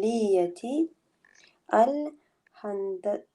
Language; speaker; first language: Arabic; non-native, learner; English